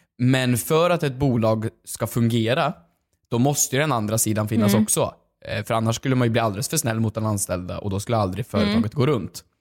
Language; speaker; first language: Swedish; native; Swedish